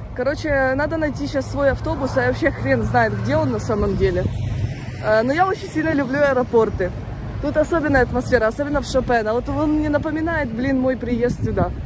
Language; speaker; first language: Russian; native; Russian